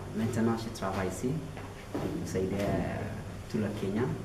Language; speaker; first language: French; non-native, learner; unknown